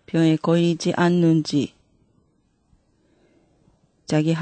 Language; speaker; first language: Korean; non-native, fluent; Japanese